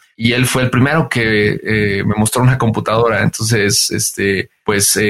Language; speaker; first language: Spanish; native; Spanish